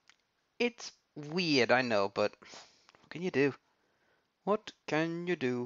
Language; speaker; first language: English; native; English